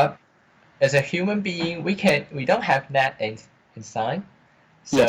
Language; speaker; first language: English; non-native, learner; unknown